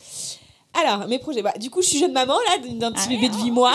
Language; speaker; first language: French; native; French